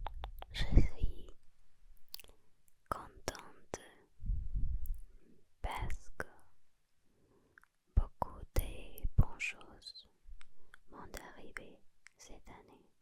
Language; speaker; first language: French; non-native, learner; Spanish